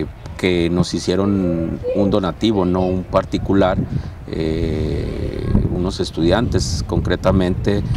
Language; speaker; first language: Spanish; native; Spanish